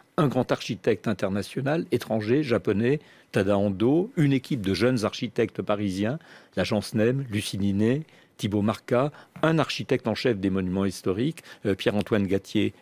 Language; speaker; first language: French; native; French